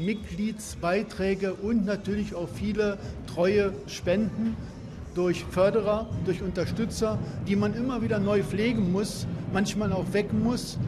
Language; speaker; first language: German; native; German